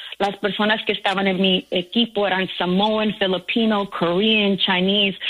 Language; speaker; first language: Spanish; early bilingual, heritage; Spanish